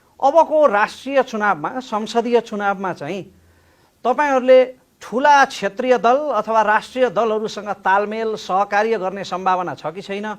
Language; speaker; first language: Nepali; native; Nepali